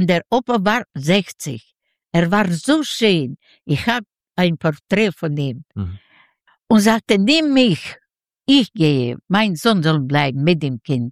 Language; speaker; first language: German; non-native, learner; Yiddish